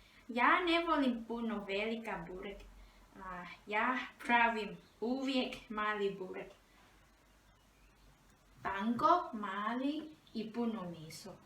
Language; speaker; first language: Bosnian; early bilingual, heritage; Bosnian